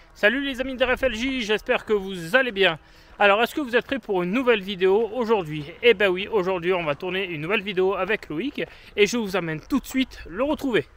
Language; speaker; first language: French; native; French